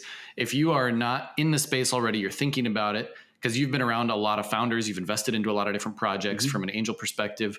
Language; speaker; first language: English; native; English